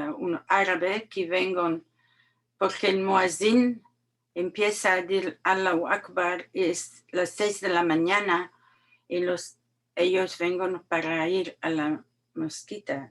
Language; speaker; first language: Spanish; non-native, learner; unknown